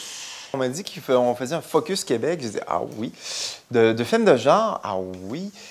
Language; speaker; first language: French; native; French